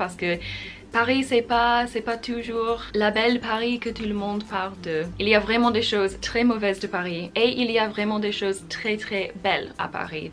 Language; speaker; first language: French; non-native, fluent; English